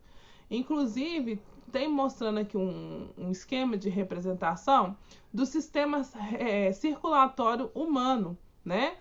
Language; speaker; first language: Portuguese; native; Portuguese